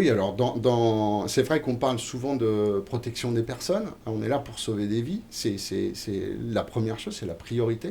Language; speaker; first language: French; native; French